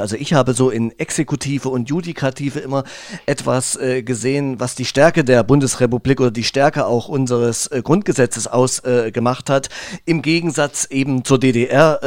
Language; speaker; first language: German; native; German